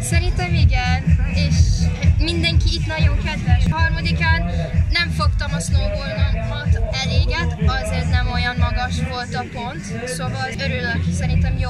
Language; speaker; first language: Hungarian; early bilingual, heritage; Hungarian